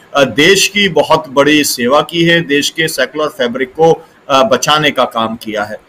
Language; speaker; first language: Hindi; native; Hindi